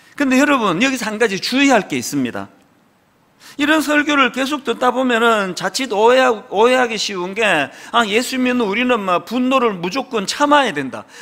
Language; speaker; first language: Korean; native; Korean